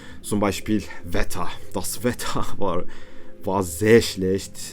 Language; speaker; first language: German; non-native, learner; Turkish